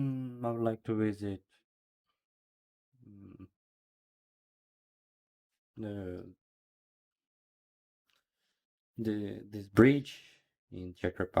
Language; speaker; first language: English; non-native, learner; Ukrainian